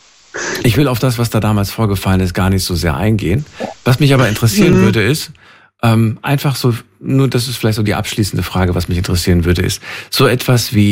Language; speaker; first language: German; native; German